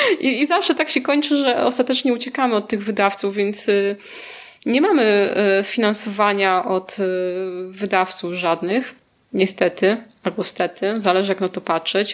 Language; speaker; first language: Polish; native; Polish